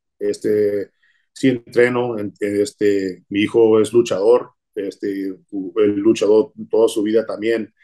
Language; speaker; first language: Spanish; early bilingual, heritage; Spanish